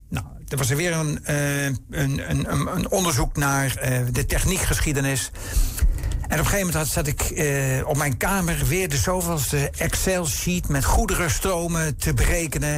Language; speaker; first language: Dutch; native; Dutch